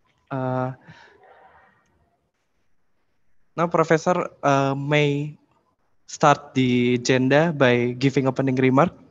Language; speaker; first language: English; non-native, fluent; Indonesian